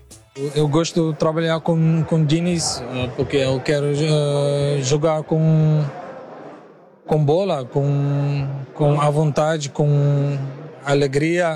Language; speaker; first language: Portuguese; non-native, learner; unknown